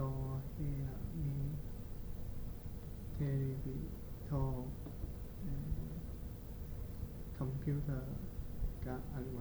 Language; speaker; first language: Japanese; non-native, learner; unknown